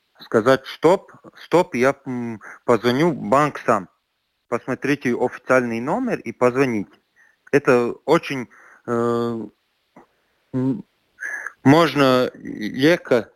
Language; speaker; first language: Russian; non-native, local second language; Latvian